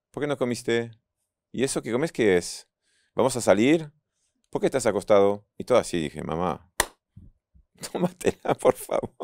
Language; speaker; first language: Spanish; non-native, fluent; French